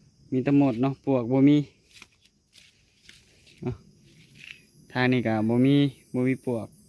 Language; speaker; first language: Thai; non-native, local second language; Lao